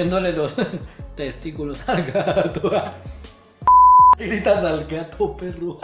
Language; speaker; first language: Spanish; native; Spanish